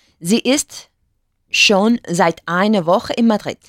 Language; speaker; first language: German; non-native, learner; Spanish